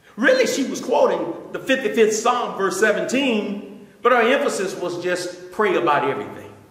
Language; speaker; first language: English; native; English